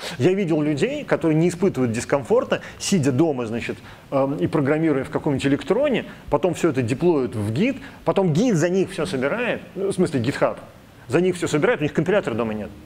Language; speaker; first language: Russian; native; Russian